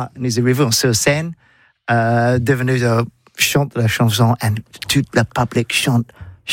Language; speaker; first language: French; non-native, learner; English